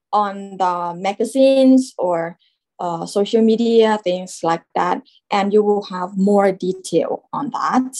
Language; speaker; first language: English; non-native, fluent; Thai